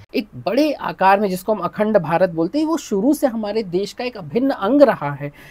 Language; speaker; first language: Hindi; native; Hindi